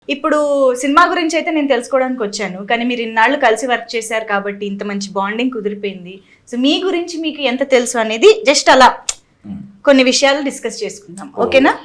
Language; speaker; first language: Telugu; native; Telugu